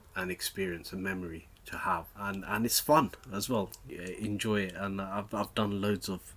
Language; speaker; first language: English; native; English